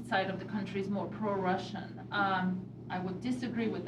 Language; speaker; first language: English; non-native, fluent; Russian